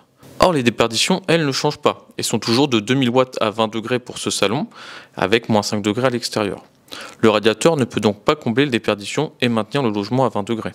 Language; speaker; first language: French; native; French